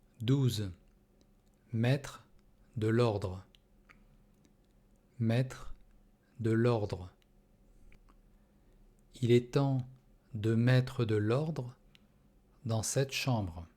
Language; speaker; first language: French; non-native, fluent; Russian